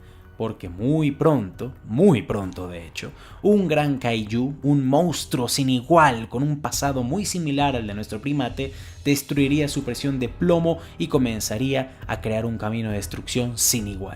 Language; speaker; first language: Spanish; native; Spanish